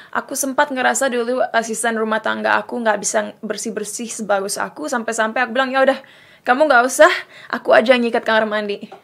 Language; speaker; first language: Indonesian; native; Indonesian